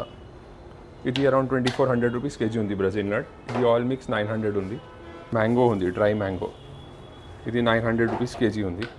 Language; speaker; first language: Telugu; non-native, local second language; Hindi